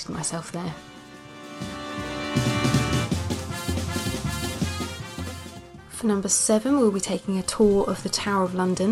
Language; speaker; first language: English; native; English